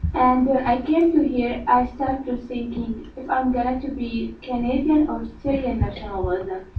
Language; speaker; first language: English; non-native, learner; Arabic